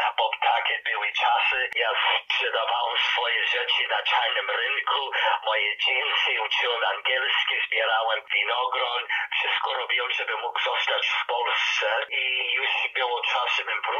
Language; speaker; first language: Polish; early bilingual, heritage; Polish